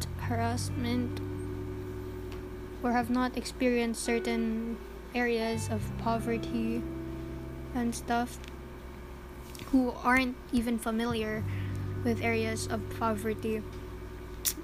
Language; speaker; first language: English; non-native, local second language; Filipino